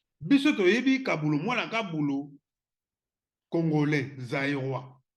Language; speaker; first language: Lingala; non-native, local second language; Kongo